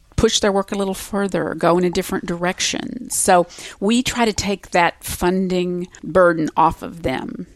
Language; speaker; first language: English; native; English